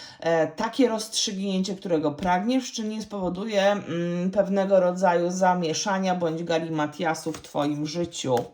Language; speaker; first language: Polish; native; Polish